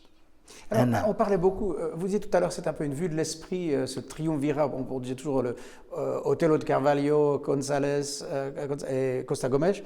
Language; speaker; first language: French; native; French